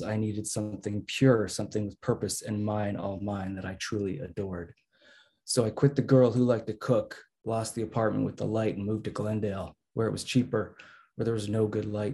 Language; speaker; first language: English; native; English